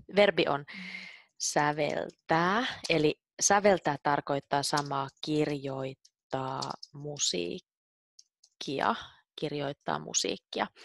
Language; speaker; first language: Finnish; native; Finnish